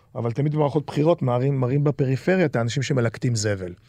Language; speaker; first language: Hebrew; early bilingual, other home language; Arabic